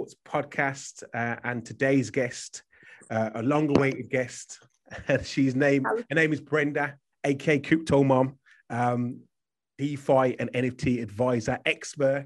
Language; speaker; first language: English; native; English